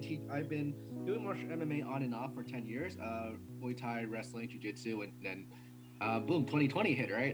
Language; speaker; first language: English; early bilingual, other home language; Cantonese